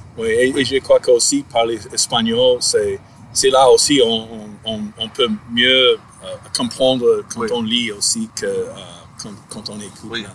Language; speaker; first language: French; non-native, fluent; English